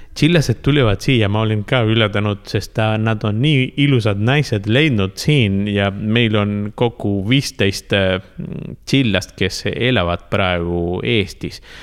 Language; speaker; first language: Estonian; non-native, fluent; Spanish